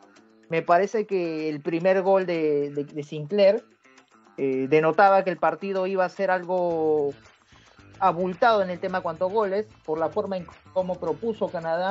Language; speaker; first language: Spanish; native; Spanish